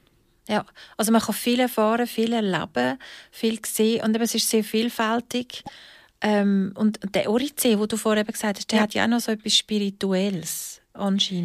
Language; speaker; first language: German; native; German